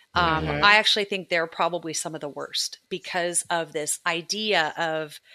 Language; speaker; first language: English; native; English